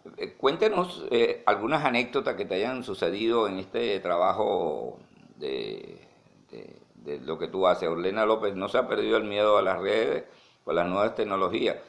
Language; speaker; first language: Spanish; native; Spanish